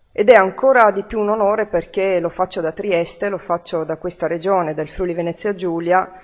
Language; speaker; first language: Italian; native; Italian